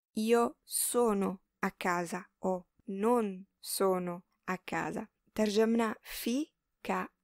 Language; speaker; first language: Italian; non-native, fluent; Arabic